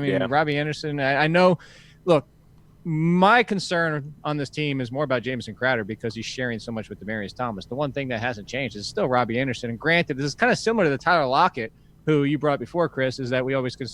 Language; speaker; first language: English; native; English